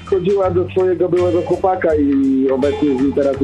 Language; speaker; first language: Polish; native; Polish